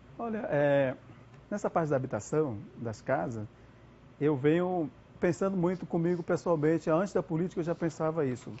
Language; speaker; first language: Portuguese; non-native, local second language; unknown